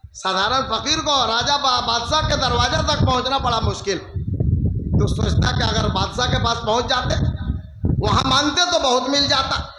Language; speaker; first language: Urdu; non-native, local second language; Bangla